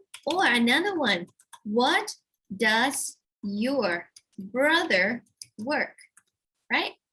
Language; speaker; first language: English; non-native, fluent; Thai